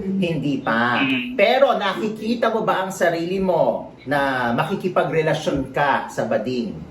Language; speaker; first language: Filipino; native; Filipino